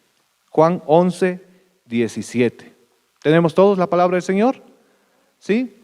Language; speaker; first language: Spanish; native; Spanish